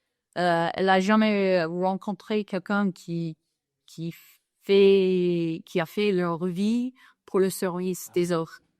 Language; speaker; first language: French; non-native, fluent; English